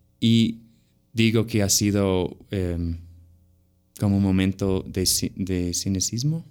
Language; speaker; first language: Spanish; non-native, fluent; English